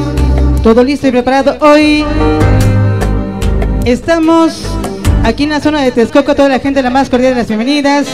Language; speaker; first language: Spanish; native; Spanish